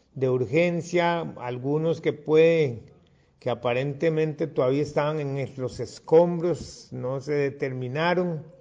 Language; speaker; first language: Spanish; non-native, local second language; English